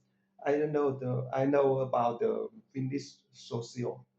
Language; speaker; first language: English; non-native, learner; Vietnamese